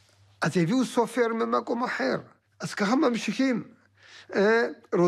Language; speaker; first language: Hebrew; non-native, fluent; Amharic